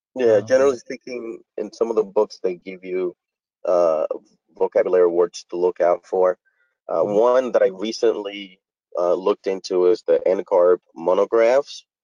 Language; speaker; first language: English; early bilingual, other home language; Spanish